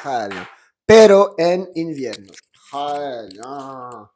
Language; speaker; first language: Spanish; non-native, fluent; French